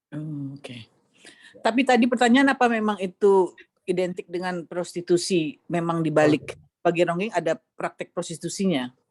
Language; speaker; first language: Indonesian; native; Indonesian